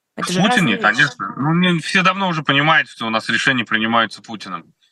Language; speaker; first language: Russian; native; Russian